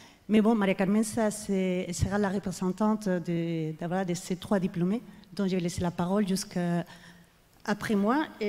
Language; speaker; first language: French; non-native, fluent; Spanish